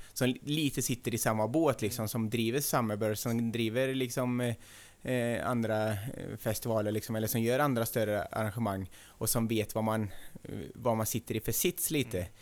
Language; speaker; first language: Swedish; native; Swedish